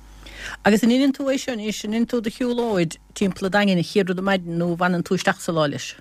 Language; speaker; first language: Irish; native; Irish